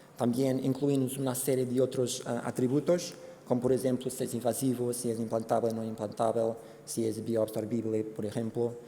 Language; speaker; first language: Spanish; non-native, fluent; Portuguese